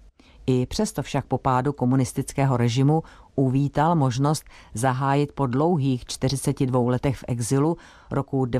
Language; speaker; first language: Czech; native; Czech